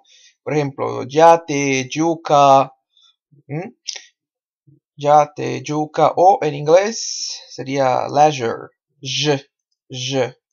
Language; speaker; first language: Spanish; non-native, fluent; Portuguese